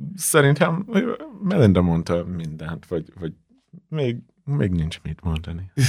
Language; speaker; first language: Hungarian; non-native, learner; English